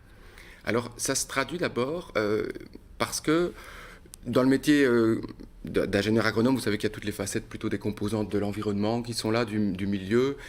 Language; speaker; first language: French; native; French